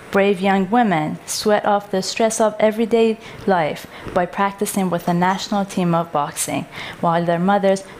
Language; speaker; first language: English; non-native, fluent; Persian